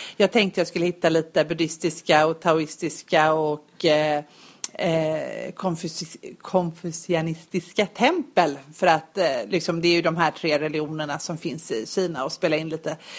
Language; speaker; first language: Swedish; native; Swedish